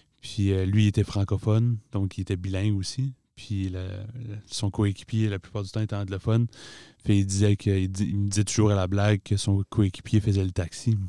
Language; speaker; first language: French; native; French